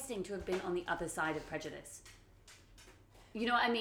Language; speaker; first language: English; native; English